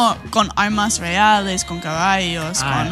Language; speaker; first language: Spanish; non-native, fluent; English